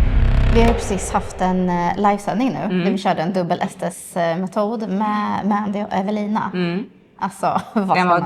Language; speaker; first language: Swedish; native; Swedish